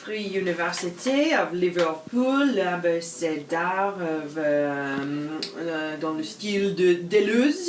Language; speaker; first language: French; non-native, learner; English